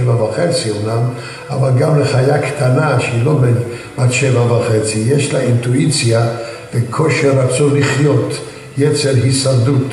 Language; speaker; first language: Hebrew; early bilingual, other home language; Yiddish